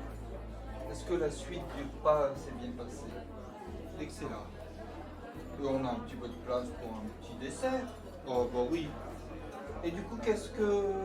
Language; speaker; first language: French; native; French